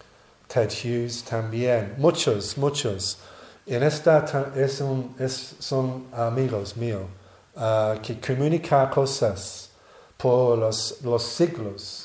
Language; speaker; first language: Spanish; non-native, learner; English